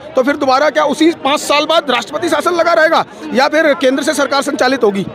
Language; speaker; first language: Hindi; native; Hindi